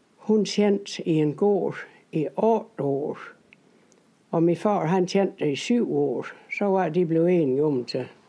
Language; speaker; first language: Danish; native; Danish